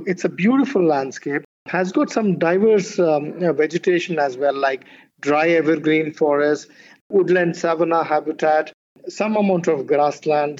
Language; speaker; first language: English; non-native, local second language; Kannada